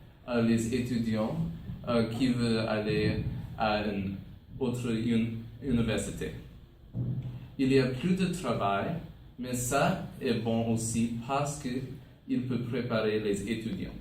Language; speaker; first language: French; non-native, local second language; English